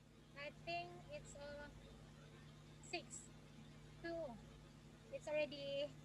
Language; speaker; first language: English; non-native, fluent; Indonesian